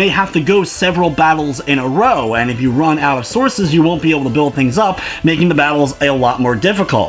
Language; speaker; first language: English; native; English